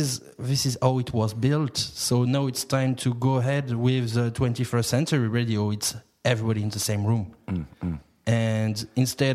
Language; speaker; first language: English; non-native, fluent; French